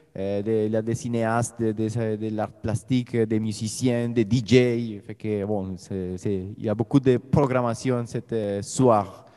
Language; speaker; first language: French; non-native, fluent; Spanish